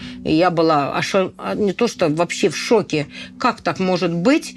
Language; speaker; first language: Russian; native; Russian